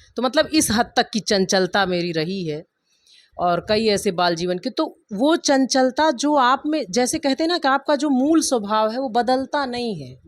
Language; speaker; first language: Hindi; native; Hindi